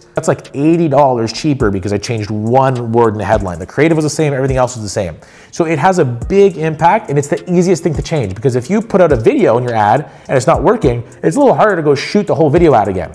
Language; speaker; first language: English; native; English